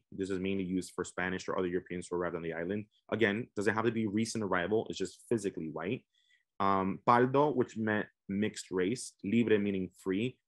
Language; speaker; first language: English; native; English